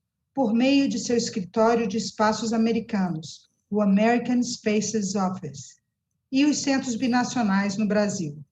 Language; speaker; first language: Portuguese; native; Portuguese